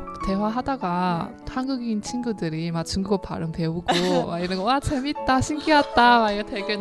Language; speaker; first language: Korean; non-native, fluent; Chinese